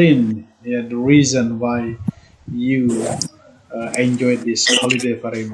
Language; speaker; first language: English; non-native, fluent; Indonesian